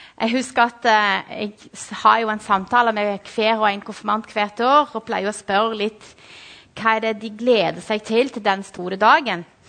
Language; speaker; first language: Norwegian; non-native, fluent; Portuguese